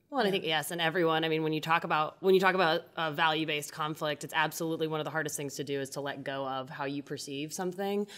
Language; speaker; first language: English; native; English